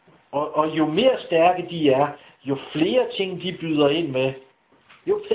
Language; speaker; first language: Danish; native; Danish